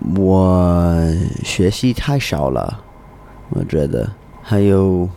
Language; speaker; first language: Chinese; non-native, learner; English